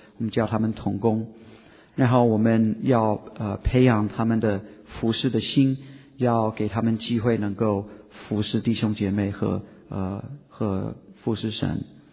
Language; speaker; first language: Chinese; non-native, fluent; English